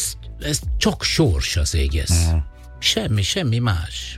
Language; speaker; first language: Hungarian; non-native, learner; Italian